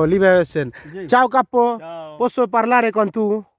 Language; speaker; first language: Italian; non-native, learner; Bangla